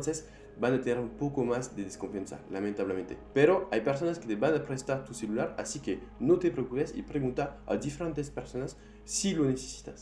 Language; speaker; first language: Spanish; non-native, fluent; French